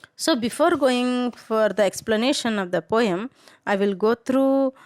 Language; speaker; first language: English; non-native, local second language; Kannada